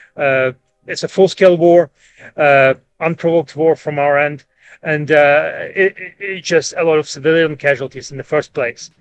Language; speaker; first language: English; non-native, fluent; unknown